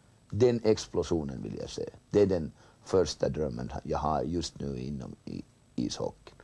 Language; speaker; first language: Swedish; non-native, local second language; Finnish